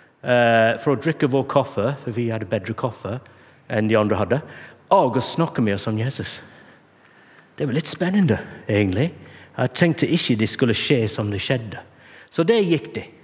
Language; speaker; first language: Norwegian; non-native, fluent; English